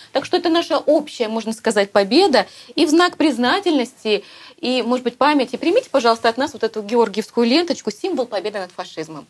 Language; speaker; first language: Russian; native; Russian